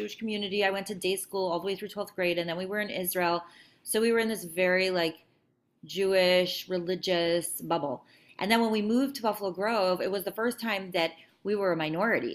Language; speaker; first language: English; native; English